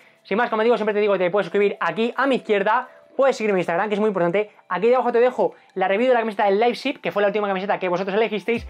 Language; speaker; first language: Spanish; native; Spanish